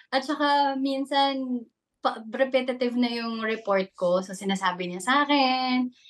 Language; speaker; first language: Filipino; native; Filipino